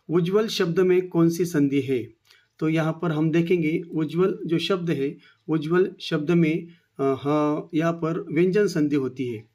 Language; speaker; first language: Hindi; non-native, local second language; Marathi